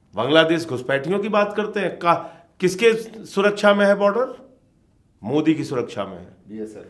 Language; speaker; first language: Hindi; native; Hindi